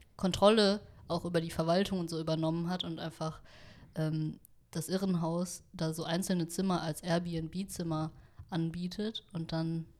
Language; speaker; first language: German; early bilingual, other home language; Vietnamese